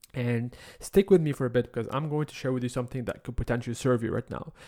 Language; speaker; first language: English; non-native, fluent; Arabic